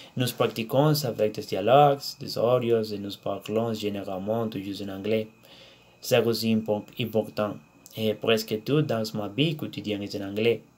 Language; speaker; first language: French; non-native, learner; Spanish